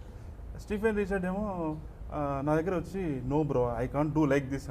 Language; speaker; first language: Telugu; native; Telugu